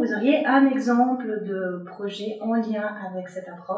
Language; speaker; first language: French; native; French